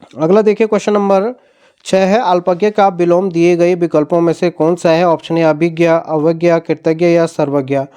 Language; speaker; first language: Hindi; native; Hindi